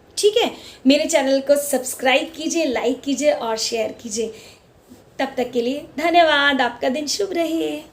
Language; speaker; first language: Hindi; non-native, local second language; Marwari